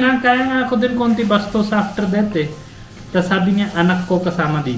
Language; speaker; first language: Filipino; non-native, learner; Hindi